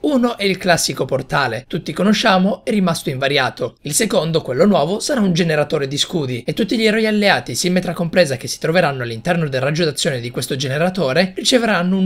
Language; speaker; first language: Italian; native; Italian